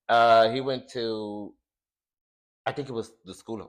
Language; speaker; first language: English; native; English